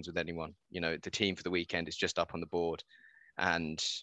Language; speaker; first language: English; native; English